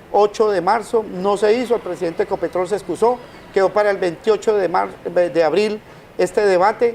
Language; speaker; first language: Spanish; native; Spanish